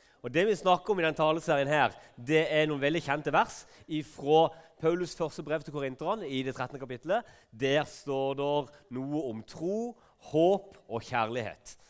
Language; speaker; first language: Norwegian; native; Norwegian